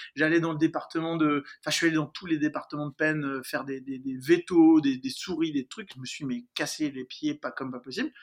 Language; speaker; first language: French; native; French